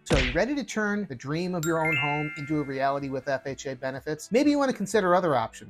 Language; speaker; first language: English; native; English